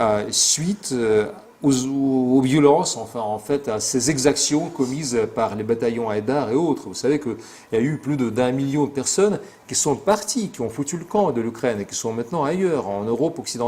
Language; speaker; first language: French; non-native, fluent; Russian